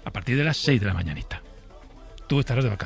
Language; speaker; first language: Spanish; native; Spanish